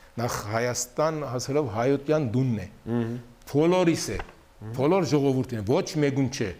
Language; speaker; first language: Armenian; early bilingual, heritage; Armenian